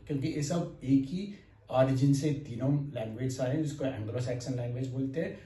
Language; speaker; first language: Hindi; non-native, local second language; Kannada